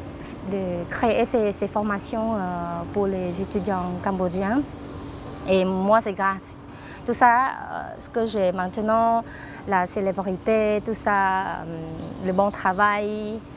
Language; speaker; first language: French; non-native, fluent; Khmer